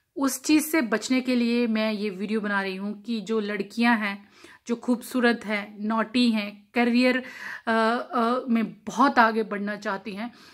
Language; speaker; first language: Hindi; non-native, local second language; Punjabi